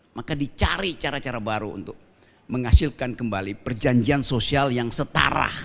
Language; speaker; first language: Indonesian; native; Indonesian